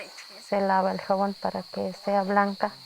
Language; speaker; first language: Spanish; non-native, local second language; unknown